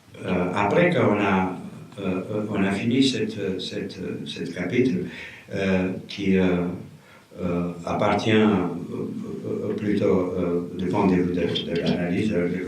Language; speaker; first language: French; non-native, fluent; Romanian